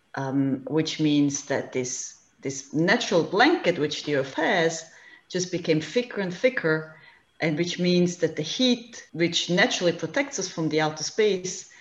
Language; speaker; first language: English; non-native, fluent; German